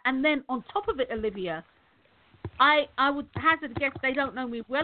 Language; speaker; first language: English; native; English